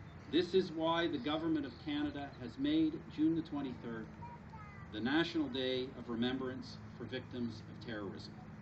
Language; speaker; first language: English; native; English